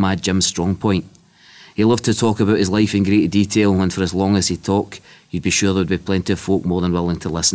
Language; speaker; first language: English; native; English